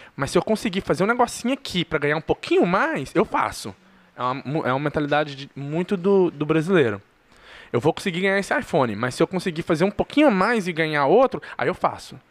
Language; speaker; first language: Portuguese; early bilingual, heritage; Portuguese